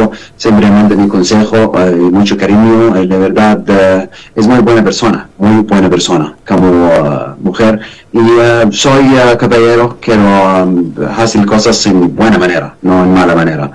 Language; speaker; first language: Spanish; non-native, learner; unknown